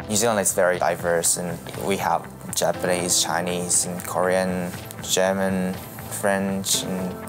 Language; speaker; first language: English; non-native, fluent; Japanese